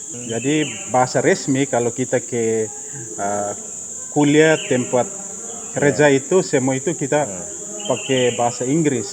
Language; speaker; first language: Indonesian; non-native, fluent; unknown